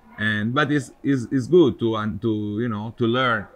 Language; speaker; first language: English; non-native, fluent; Italian